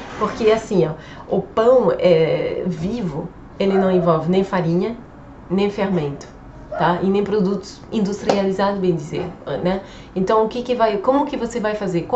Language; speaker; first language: Portuguese; non-native, fluent; French